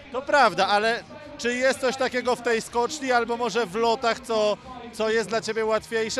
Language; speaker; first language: Polish; native; Polish